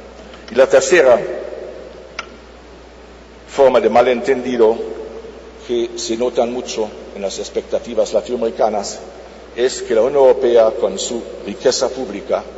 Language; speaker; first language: Spanish; non-native, fluent; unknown